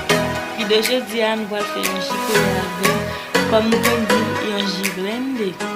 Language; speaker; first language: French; non-native, local second language; Haitian Creole